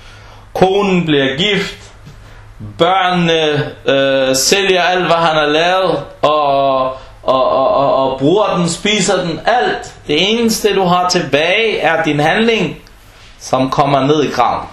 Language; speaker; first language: Danish; non-native, fluent; Arabic